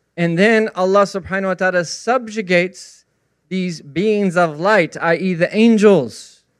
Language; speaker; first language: English; native; English